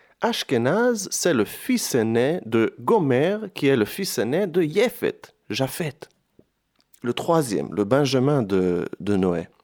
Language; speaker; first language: French; non-native, fluent; Hebrew